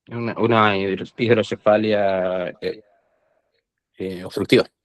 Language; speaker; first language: Spanish; native; Spanish